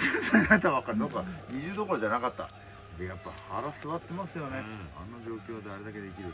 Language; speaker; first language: Japanese; native; Japanese